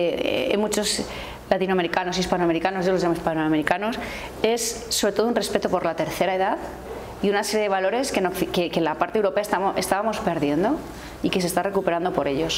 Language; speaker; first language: Spanish; native; Spanish